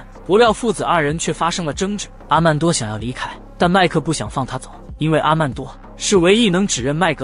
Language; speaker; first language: Chinese; native; Chinese